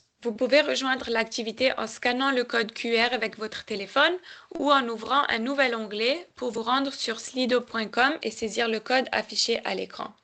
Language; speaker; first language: French; native; French